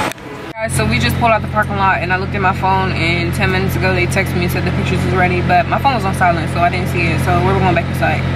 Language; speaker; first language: English; native; English